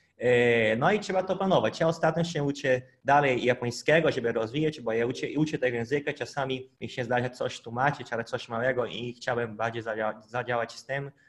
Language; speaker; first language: Polish; non-native, fluent; Portuguese